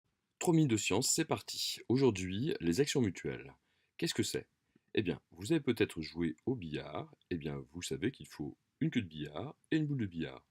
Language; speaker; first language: French; native; French